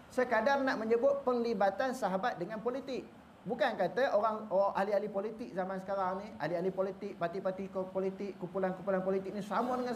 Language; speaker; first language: Malay; native; Malay